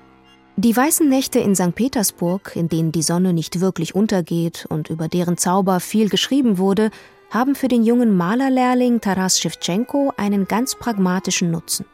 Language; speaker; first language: German; native; German